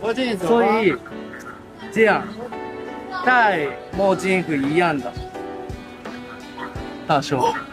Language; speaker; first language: Chinese; non-native, learner; Japanese